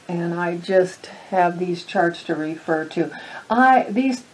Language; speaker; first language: English; native; English